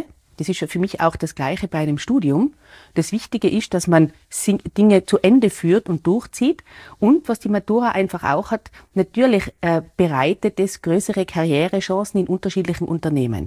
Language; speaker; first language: German; native; German